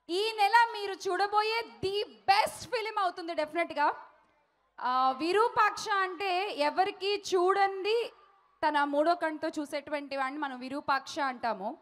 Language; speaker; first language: Telugu; native; Telugu